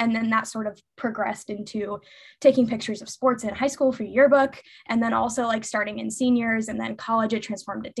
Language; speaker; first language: English; native; English